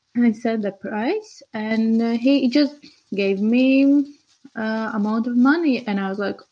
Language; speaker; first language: English; non-native, fluent; Latvian